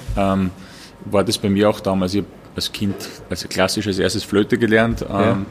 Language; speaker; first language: German; native; German